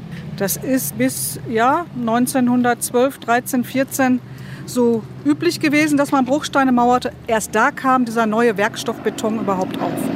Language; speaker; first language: German; native; German